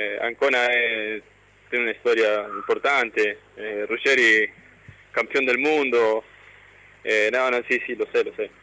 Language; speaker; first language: Italian; non-native, learner; Spanish